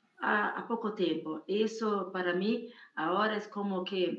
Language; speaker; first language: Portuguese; non-native, fluent; Spanish